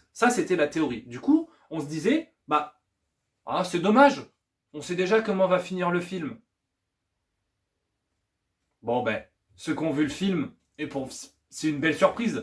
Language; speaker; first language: French; native; French